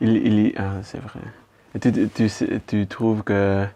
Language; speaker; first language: French; non-native, learner; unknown